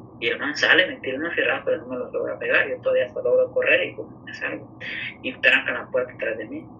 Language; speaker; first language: Spanish; native; Spanish